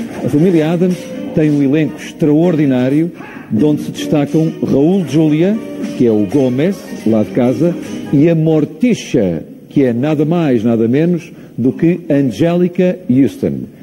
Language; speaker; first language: Portuguese; native; Portuguese